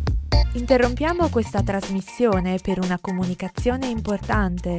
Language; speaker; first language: Italian; non-native, learner; English